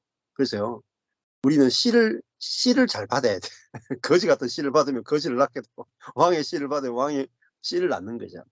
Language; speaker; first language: Korean; native; Korean